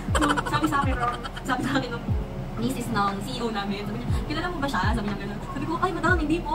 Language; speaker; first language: Filipino; non-native, local second language; Cebuano